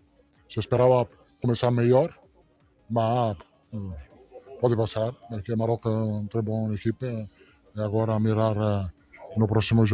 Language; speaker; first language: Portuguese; non-native, learner; Spanish